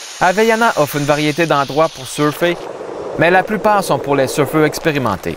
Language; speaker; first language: French; native; French